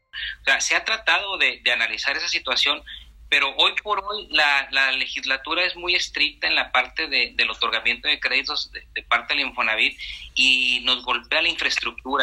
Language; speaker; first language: Spanish; native; Spanish